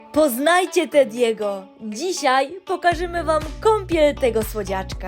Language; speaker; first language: Polish; native; Polish